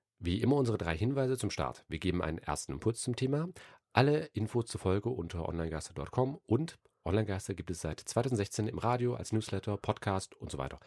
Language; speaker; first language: German; native; German